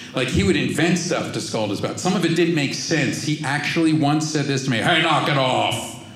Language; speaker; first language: English; native; English